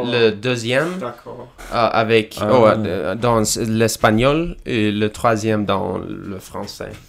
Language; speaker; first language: French; non-native, learner; English